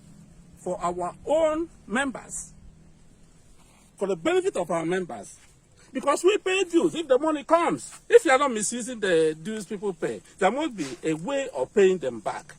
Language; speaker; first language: English; non-native, local second language; Igbo